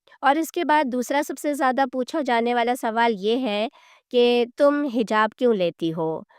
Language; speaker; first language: Urdu; native; Urdu